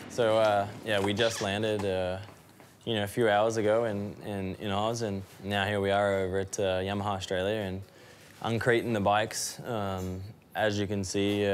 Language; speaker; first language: English; native; English